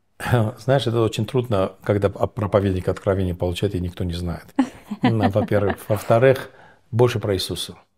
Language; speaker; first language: Russian; non-native, local second language; Georgian